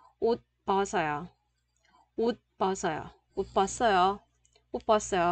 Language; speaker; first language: Korean; non-native, fluent; Vietnamese